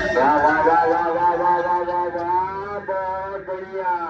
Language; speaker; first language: Hindi; non-native, local second language; Marathi